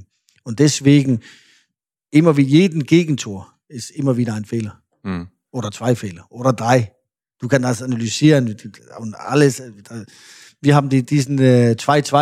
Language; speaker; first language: German; non-native, fluent; Danish